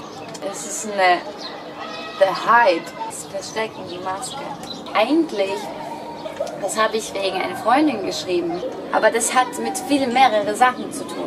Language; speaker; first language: German; non-native, fluent; Greek